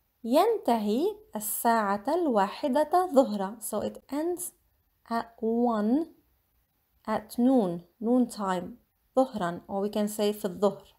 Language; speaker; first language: Arabic; non-native, fluent; English